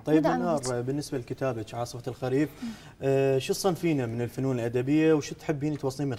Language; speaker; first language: Arabic; native; Arabic